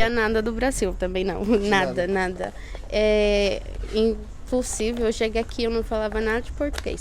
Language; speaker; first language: Portuguese; non-native, fluent; Spanish